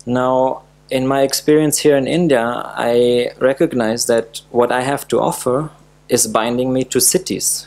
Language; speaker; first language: English; non-native, fluent; German